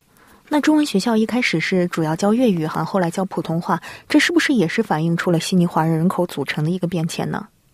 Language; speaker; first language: Chinese; native; Chinese